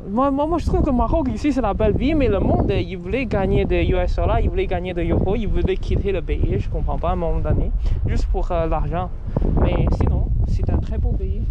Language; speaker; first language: French; early bilingual, other home language; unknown